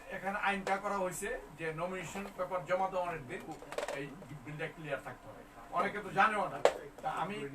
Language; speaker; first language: Bangla; native; Bangla